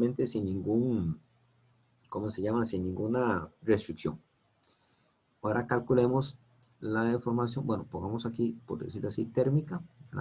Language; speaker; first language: Spanish; native; Spanish